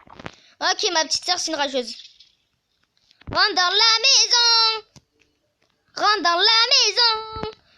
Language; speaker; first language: French; native; French